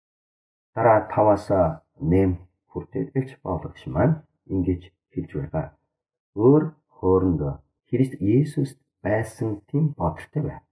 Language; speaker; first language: Mongolian; non-native, fluent; Korean